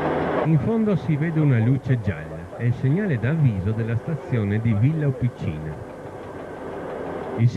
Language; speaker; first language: Italian; native; Italian